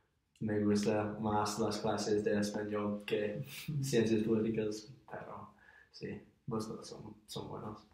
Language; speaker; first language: Spanish; non-native, fluent; English